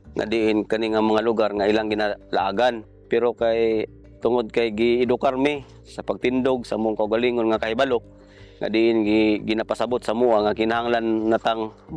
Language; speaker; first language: Cebuano; non-native, local second language; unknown